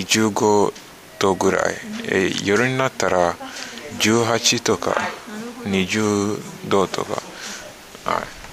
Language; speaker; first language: Japanese; non-native, fluent; Kinyarwanda